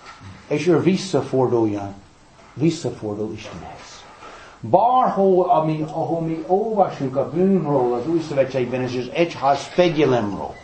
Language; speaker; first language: Hungarian; non-native, fluent; English